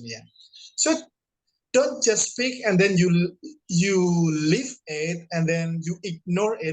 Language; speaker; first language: English; non-native, fluent; Indonesian